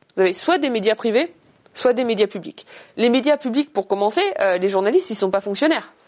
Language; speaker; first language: French; native; French